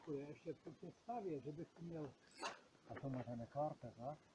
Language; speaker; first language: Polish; non-native, learner; Slovenian